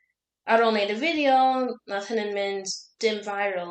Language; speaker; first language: Welsh; non-native, learner; English